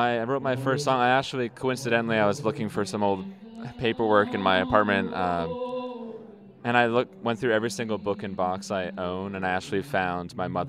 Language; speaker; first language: English; native; English